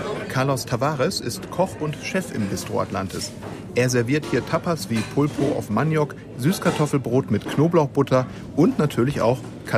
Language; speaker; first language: German; native; German